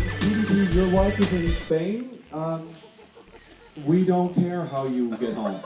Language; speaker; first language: English; non-native, fluent; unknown